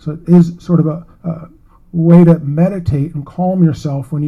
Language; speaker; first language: English; native; English